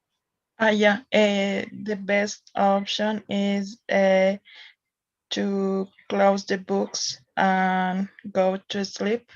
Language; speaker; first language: English; non-native, learner; Spanish